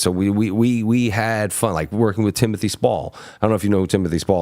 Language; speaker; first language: English; native; English